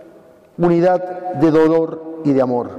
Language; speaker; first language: Spanish; native; Spanish